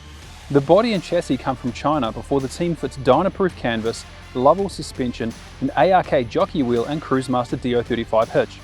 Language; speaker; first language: English; native; English